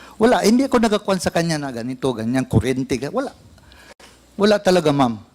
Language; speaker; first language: Filipino; non-native, local second language; Cebuano